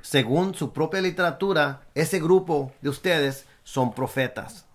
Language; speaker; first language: Spanish; early bilingual, other home language; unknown